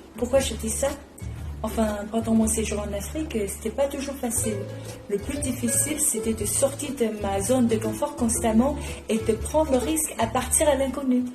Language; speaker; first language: French; non-native, fluent; Chinese